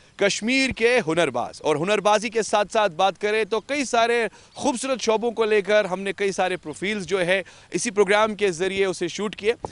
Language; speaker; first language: Hindi; non-native, local second language; Kashmiri